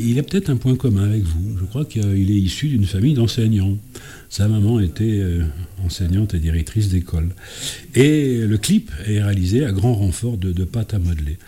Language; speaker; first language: French; native; French